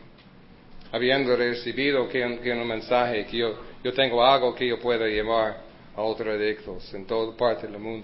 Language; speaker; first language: Spanish; early bilingual, heritage; Spanish